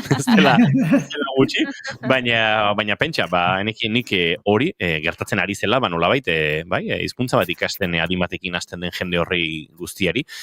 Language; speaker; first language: Basque; non-native, local second language; Spanish